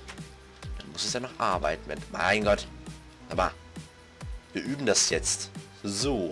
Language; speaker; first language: German; native; German